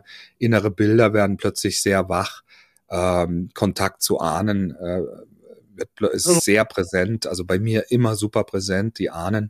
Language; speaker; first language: German; native; German